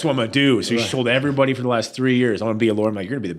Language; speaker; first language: English; native; English